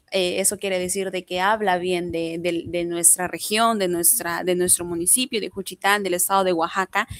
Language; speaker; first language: Spanish; non-native, local second language; Zapotec